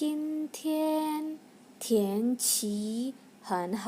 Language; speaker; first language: Chinese; non-native, learner; Indonesian